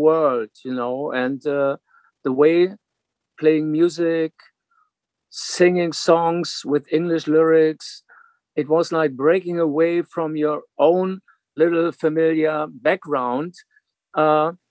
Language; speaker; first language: English; non-native, fluent; German